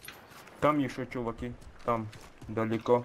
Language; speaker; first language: Russian; non-native, local second language; Latvian